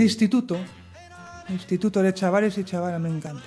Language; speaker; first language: Spanish; native; Spanish